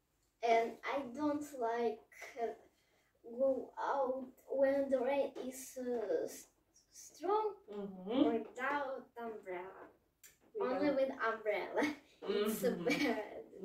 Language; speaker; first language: English; non-native, learner; Russian